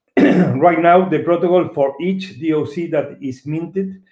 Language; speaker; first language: English; non-native, fluent; Spanish